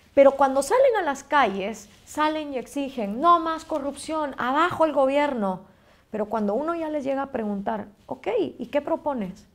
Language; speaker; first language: Spanish; native; Spanish